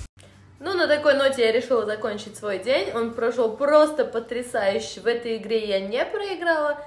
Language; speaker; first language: Russian; native; Russian